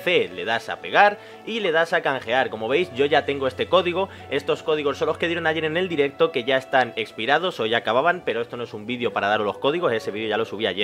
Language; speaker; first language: Spanish; native; Spanish